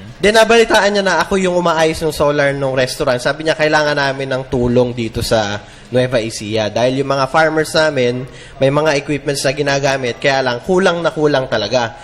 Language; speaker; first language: Filipino; native; Filipino